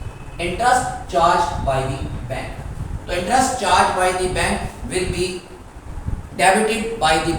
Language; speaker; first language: English; non-native, local second language; Hindi